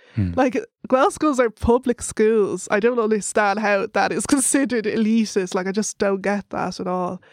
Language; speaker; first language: English; native; English